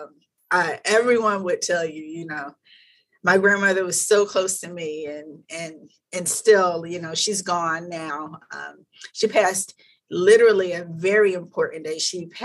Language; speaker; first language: English; native; English